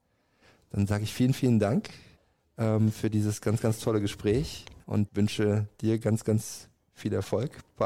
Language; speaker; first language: German; native; German